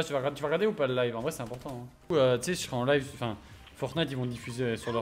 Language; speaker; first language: French; native; French